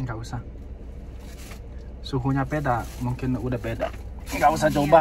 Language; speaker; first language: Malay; non-native, learner; Chinese